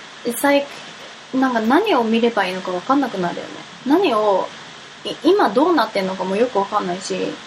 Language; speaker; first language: Japanese; early bilingual, heritage; Japanese